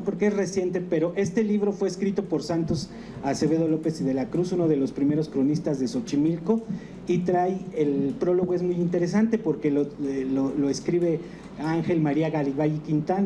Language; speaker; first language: Spanish; native; Spanish